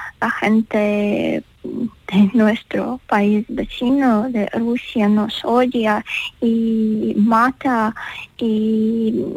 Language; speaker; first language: Spanish; non-native, learner; Ukrainian